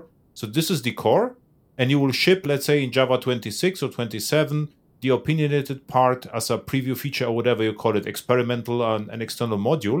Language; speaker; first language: English; non-native, fluent; German